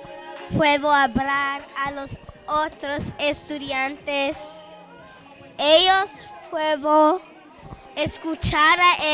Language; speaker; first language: Spanish; non-native, learner; English